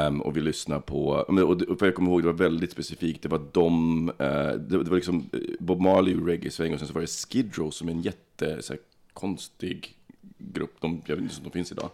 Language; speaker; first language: Swedish; early bilingual, other home language; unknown